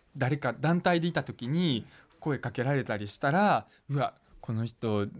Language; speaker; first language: Japanese; early bilingual, other home language; Russian